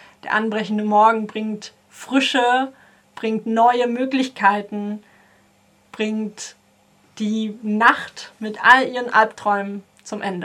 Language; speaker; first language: German; native; German